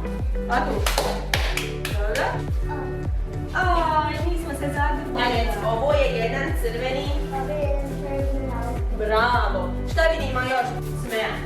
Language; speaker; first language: Bosnian; native; Bosnian